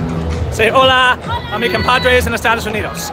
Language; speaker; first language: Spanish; non-native, learner; English